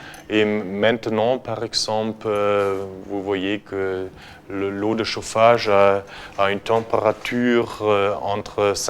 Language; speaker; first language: French; non-native, learner; German